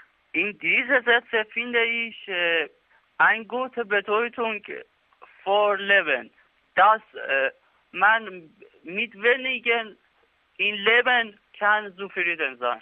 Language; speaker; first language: German; non-native, learner; Persian